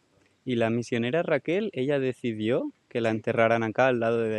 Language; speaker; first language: Spanish; native; Spanish